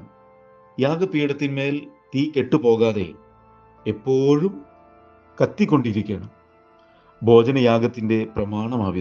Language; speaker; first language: Malayalam; native; Malayalam